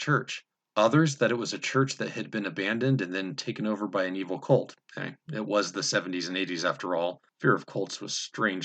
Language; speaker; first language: English; native; English